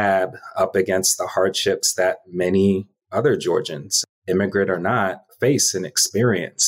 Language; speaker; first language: English; native; English